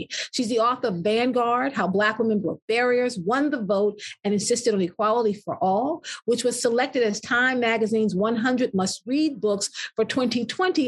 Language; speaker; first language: English; native; English